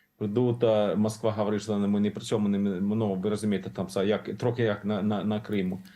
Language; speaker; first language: Ukrainian; non-native, learner; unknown